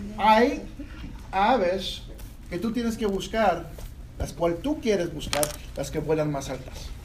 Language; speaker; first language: Spanish; early bilingual, heritage; Spanish